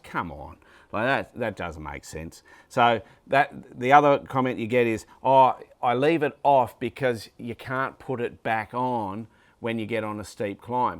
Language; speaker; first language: English; native; English